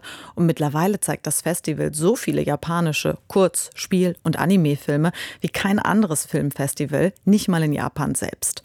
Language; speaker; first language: German; native; German